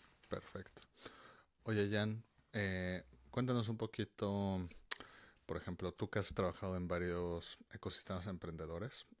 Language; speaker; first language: Spanish; native; Spanish